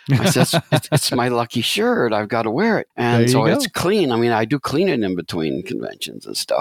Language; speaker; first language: English; native; English